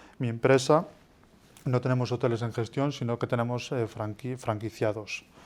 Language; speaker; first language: Spanish; native; Spanish